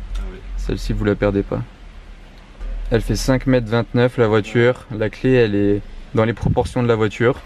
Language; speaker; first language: French; native; French